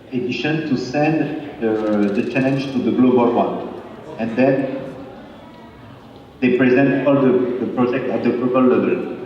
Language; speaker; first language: English; non-native, fluent; French